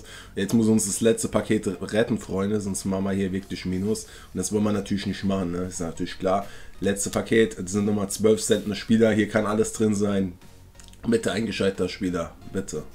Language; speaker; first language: German; native; German